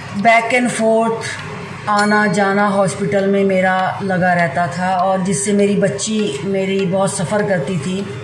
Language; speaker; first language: Hindi; native; Hindi